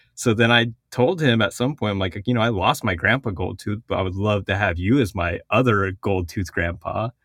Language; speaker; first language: English; early bilingual, other home language; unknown